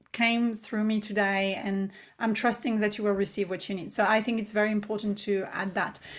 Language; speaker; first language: English; non-native, fluent; French